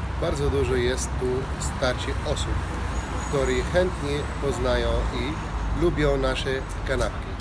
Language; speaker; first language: Polish; non-native, learner; Arabic